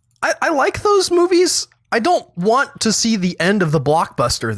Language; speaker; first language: English; native; English